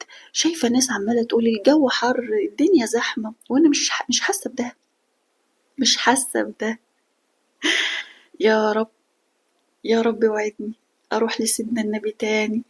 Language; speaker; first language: Arabic; native; Arabic